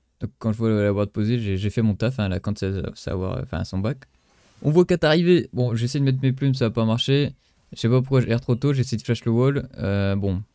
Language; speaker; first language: French; native; French